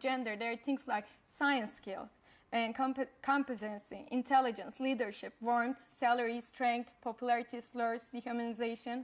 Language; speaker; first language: English; non-native, fluent; Turkish